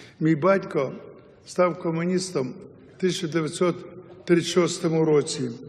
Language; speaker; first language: Ukrainian; non-native, local second language; Yiddish